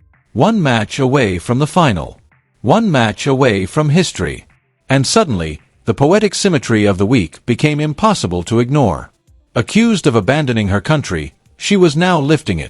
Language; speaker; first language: English; native; English